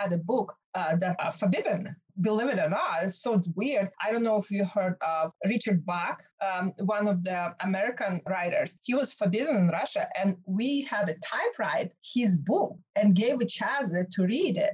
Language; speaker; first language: English; non-native, fluent; Russian